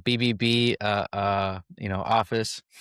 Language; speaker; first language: English; native; English